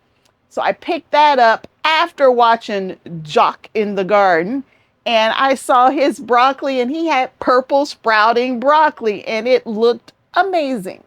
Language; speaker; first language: English; native; English